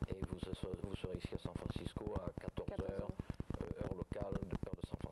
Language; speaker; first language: French; native; French